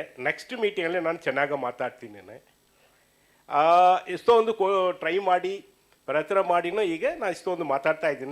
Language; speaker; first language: Kannada; non-native, learner; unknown